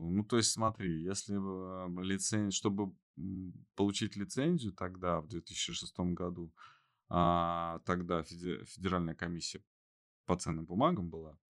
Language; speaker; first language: Russian; native; Russian